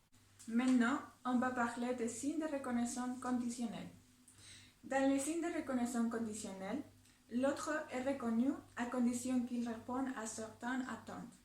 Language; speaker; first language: French; non-native, fluent; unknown